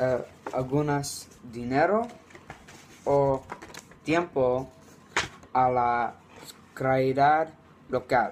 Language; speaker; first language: Spanish; non-native, learner; English